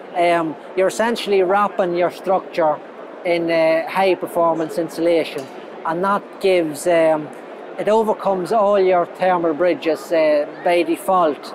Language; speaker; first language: English; native; English